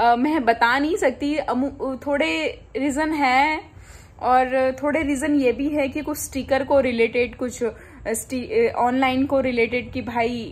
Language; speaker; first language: Hindi; non-native, local second language; Gujarati